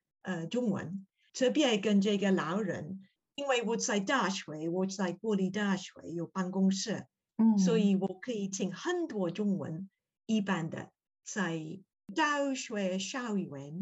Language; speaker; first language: Chinese; non-native, learner; English